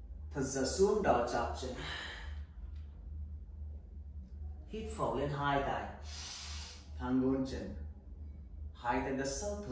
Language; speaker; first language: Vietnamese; non-native, learner; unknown